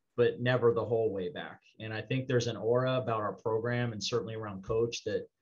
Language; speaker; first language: English; native; English